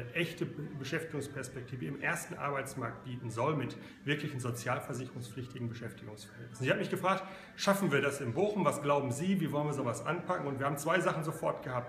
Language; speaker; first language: German; native; German